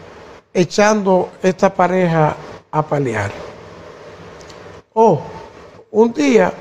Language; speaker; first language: Spanish; native; Spanish